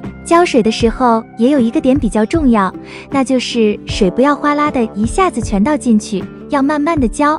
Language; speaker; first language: Chinese; native; Chinese